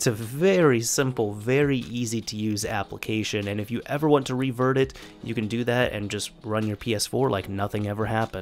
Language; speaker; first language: English; native; English